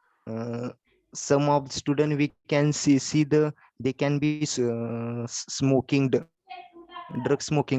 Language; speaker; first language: English; non-native, learner; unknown